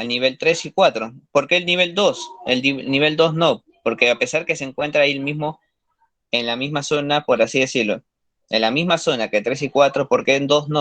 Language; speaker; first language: Spanish; native; Spanish